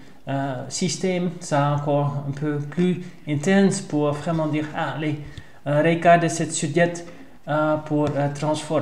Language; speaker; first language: French; non-native, learner; Dutch